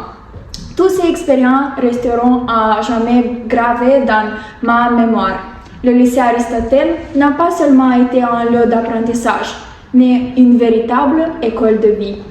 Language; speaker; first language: French; non-native, learner; Romanian